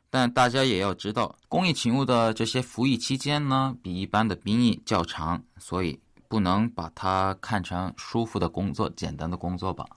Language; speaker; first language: Chinese; early bilingual, other home language; Korean